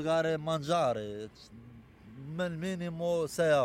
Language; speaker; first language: Italian; non-native, learner; Arabic